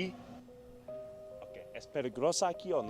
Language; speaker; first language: Spanish; non-native, learner; English